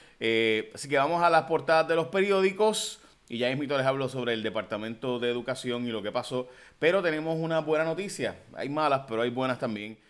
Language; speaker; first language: Spanish; early bilingual, heritage; Spanish